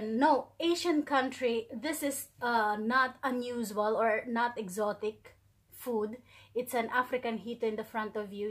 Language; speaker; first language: English; non-native, local second language; Filipino